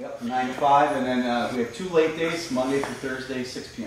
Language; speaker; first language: English; native; English